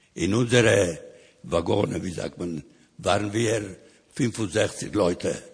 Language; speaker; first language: German; non-native, learner; Ladino